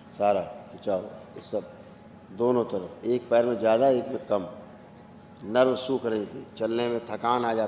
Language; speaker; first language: Hindi; native; Hindi